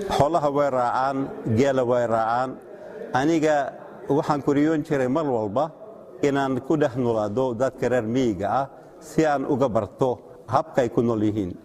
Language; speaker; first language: Somali; non-native, fluent; Russian